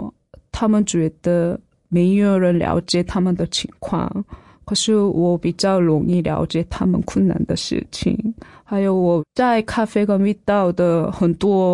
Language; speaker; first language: Chinese; non-native, fluent; Korean